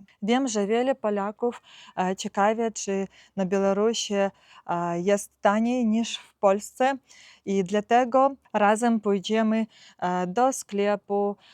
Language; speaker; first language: Polish; non-native, learner; Russian